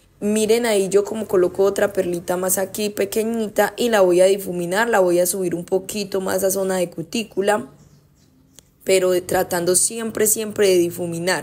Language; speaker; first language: Spanish; native; Spanish